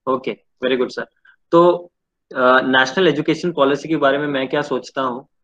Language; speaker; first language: Hindi; non-native, local second language; Odia